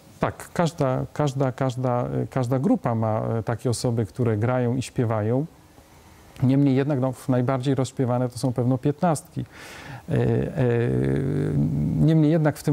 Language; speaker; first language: Polish; native; Polish